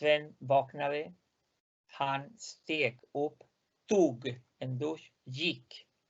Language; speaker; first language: Swedish; non-native, fluent; Spanish